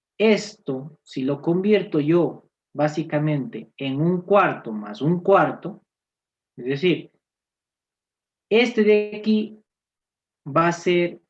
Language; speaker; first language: Spanish; native; Spanish